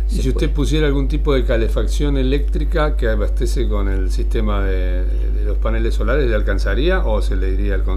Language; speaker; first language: Spanish; native; Spanish